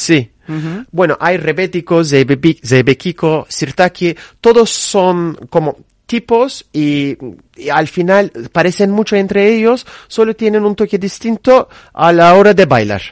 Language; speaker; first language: Spanish; non-native, fluent; Turkish